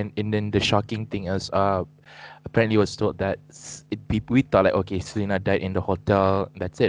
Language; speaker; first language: English; native; English